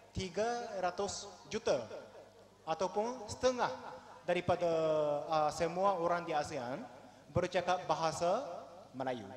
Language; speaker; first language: Malay; non-native, fluent; Japanese